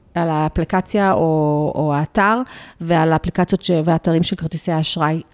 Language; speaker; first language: Hebrew; early bilingual, other home language; Spanish